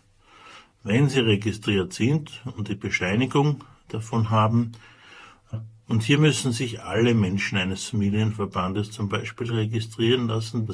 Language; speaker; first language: German; native; German